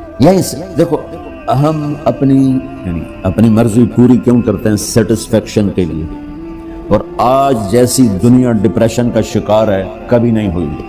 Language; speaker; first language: Urdu; non-native, local second language; Punjabi